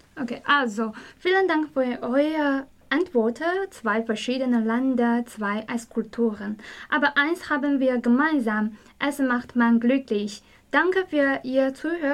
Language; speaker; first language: German; non-native, learner; Chinese